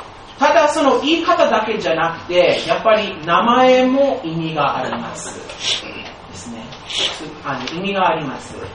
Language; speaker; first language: Japanese; non-native, fluent; English